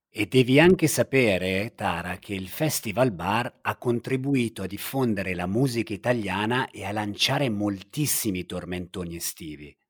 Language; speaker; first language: Italian; native; Italian